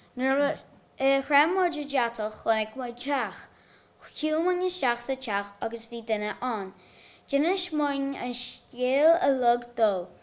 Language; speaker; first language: Irish; native; Irish